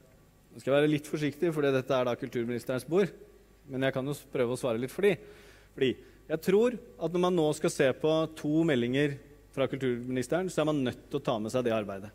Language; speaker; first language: Norwegian; native; Norwegian